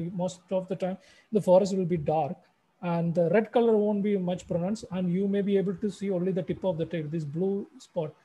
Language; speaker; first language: English; non-native, local second language; Malayalam